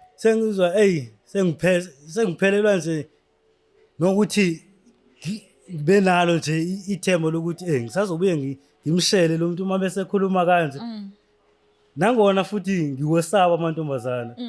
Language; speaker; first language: Zulu; non-native, local second language; Xhosa